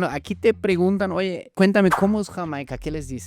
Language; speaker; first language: Spanish; non-native, fluent; German